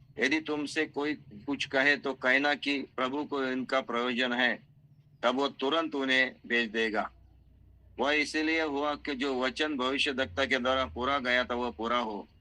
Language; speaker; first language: Hindi; non-native, local second language; Marathi